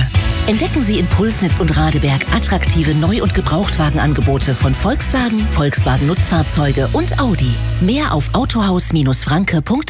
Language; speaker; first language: German; native; German